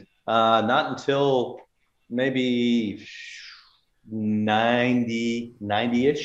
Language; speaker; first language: English; native; English